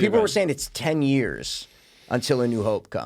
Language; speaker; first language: English; native; English